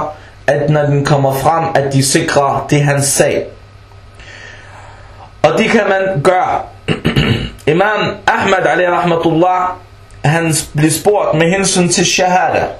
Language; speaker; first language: Danish; early bilingual, other home language; Arabic